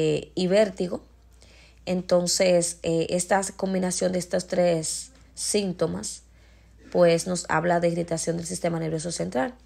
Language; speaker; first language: Spanish; native; Spanish